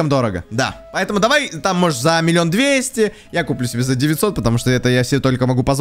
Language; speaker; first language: Russian; native; Russian